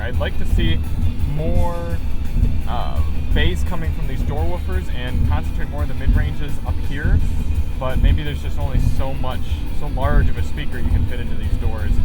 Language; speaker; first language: English; native; English